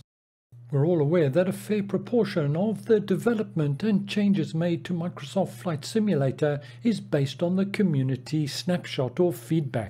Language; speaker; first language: English; native; English